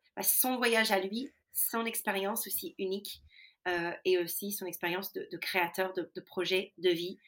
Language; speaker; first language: French; non-native, fluent; English